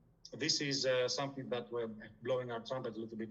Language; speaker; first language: English; non-native, fluent; Greek